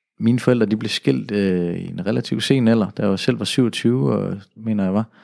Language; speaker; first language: Danish; native; Danish